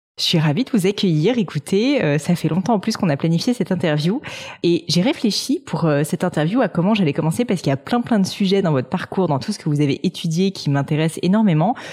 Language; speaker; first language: French; native; French